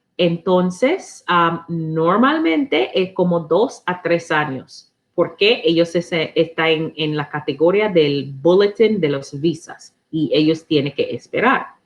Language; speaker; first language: Spanish; non-native, learner; English